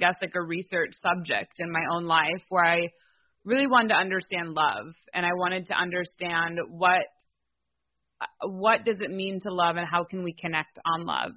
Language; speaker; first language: English; native; English